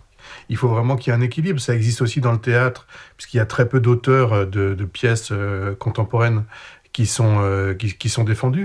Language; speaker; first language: French; native; French